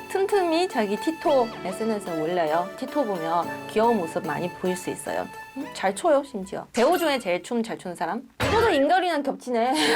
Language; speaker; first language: Korean; non-native, fluent; Chinese